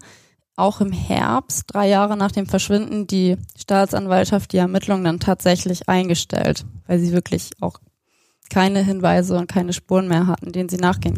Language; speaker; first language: German; native; German